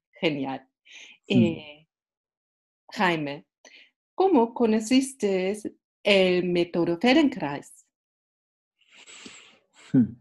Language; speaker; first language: Spanish; non-native, fluent; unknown